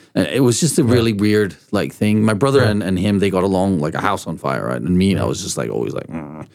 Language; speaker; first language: English; early bilingual, other home language; Danish